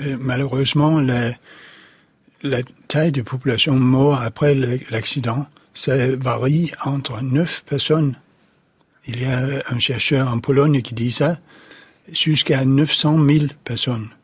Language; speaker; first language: French; non-native, fluent; Danish